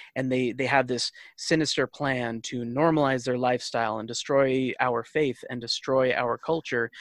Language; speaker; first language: English; native; English